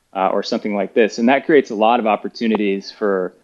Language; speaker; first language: English; native; English